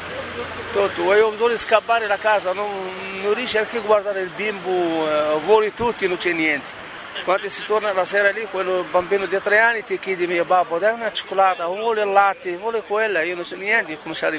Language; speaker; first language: Italian; non-native, learner; Arabic